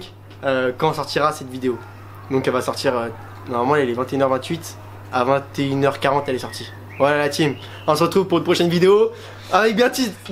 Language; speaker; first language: French; native; French